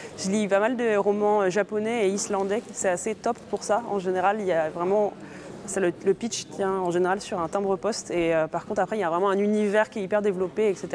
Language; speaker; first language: French; native; French